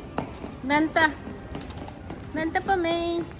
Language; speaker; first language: Swedish; non-native, learner; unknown